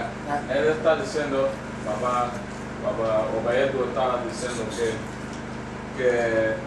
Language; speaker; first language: Spanish; non-native, learner; Yoruba